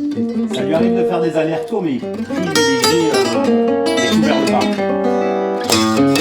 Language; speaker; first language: French; native; French